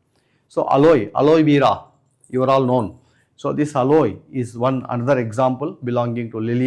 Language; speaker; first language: English; non-native, local second language; Telugu